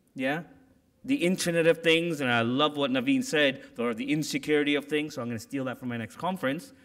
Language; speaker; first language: English; native; English